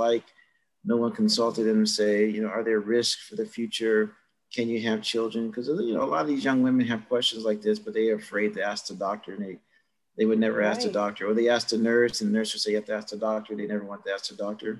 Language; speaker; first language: English; native; English